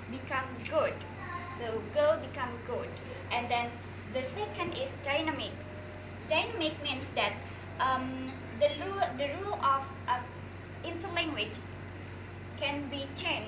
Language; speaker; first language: English; non-native, learner; Indonesian